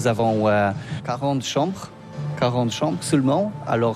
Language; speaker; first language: French; non-native, learner; Polish